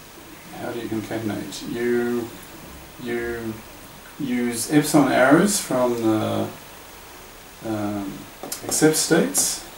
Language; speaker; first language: English; native; English